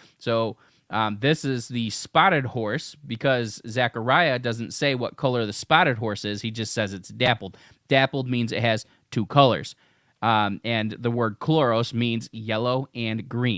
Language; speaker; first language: English; native; English